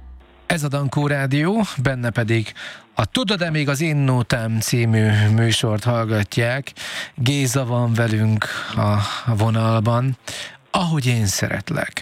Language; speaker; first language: Hungarian; native; Hungarian